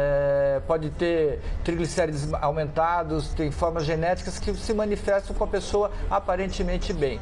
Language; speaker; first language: Portuguese; native; Portuguese